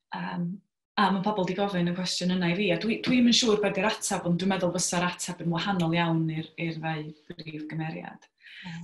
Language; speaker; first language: Welsh; native; Welsh